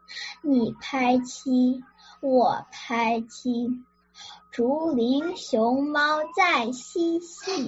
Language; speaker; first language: Chinese; early bilingual, heritage; Chinese